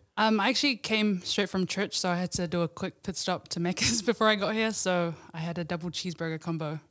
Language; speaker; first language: English; early bilingual, other home language; Samoan